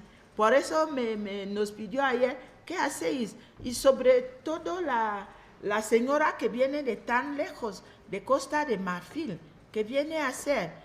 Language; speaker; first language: Spanish; non-native, fluent; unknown